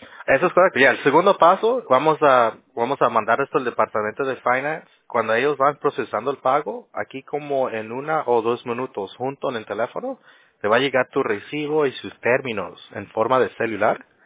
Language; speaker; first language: Spanish; early bilingual, heritage; Spanish